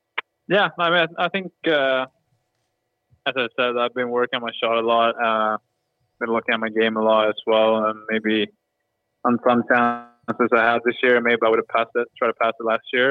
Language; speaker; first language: English; non-native, fluent; Swedish